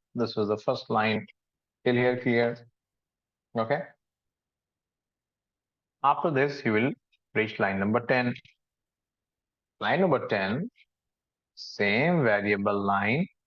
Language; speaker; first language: English; non-native, local second language; Hindi